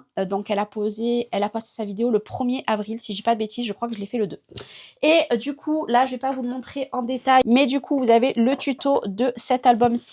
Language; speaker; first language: French; native; French